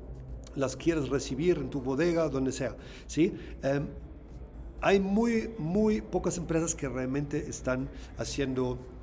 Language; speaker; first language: Spanish; non-native, fluent; German